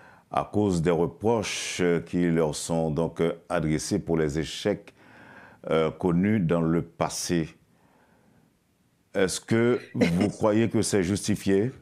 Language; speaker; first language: French; non-native, local second language; Haitian Creole